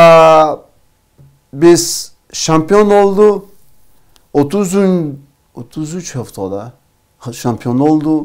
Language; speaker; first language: Turkish; non-native, learner; Portuguese